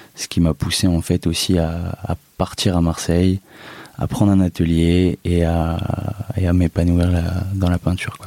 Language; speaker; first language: French; native; French